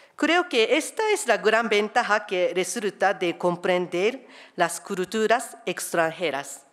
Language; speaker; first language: Spanish; non-native, fluent; Japanese